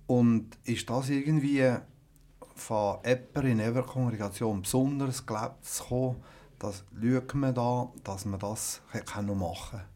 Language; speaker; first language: German; native; German